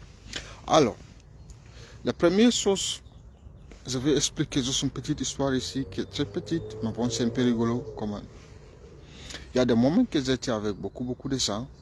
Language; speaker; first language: French; non-native, fluent; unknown